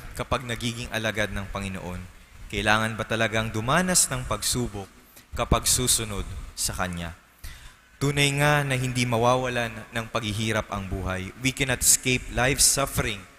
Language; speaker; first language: Filipino; non-native, local second language; Bikol